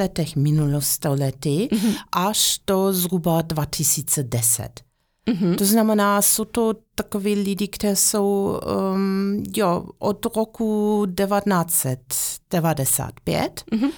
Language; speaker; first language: Czech; non-native, fluent; German